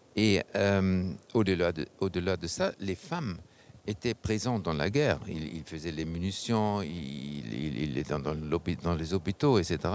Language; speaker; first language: French; non-native, fluent; German